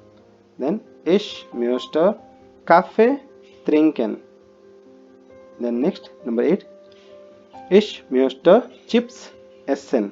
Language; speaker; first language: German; non-native, fluent; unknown